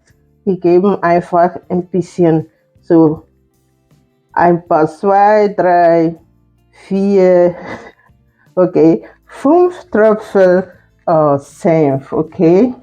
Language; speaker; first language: German; non-native, fluent; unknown